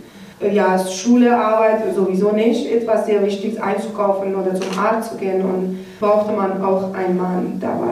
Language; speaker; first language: German; non-native, learner; Persian